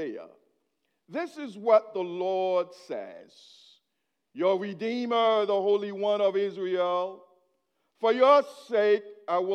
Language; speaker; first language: English; non-native, fluent; Haitian Creole